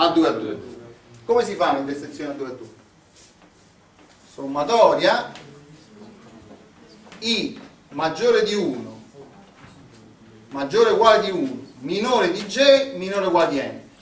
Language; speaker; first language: Italian; native; Italian